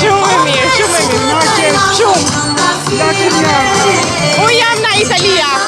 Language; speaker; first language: Albanian; early bilingual, heritage; Albanian